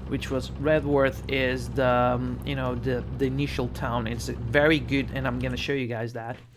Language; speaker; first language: English; non-native, fluent; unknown